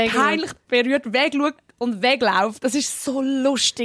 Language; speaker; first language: German; native; German